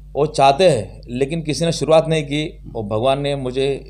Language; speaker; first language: Hindi; non-native, local second language; Telugu